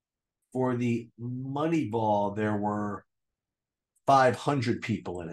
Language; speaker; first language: English; native; English